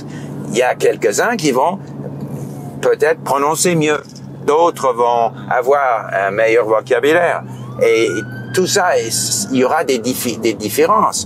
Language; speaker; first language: French; non-native, fluent; English